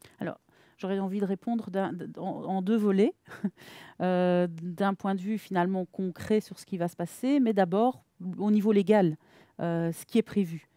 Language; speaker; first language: French; native; French